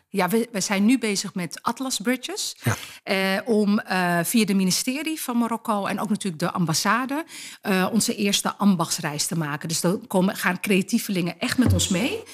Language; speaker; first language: Dutch; early bilingual, other home language; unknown